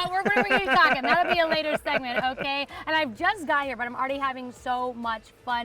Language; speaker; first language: English; native; English